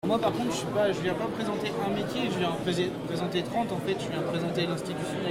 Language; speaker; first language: French; native; French